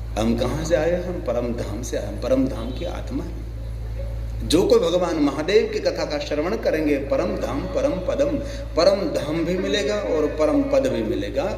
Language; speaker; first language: Hindi; non-native, local second language; Gujarati